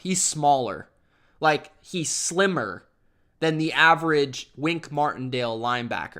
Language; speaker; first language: English; native; English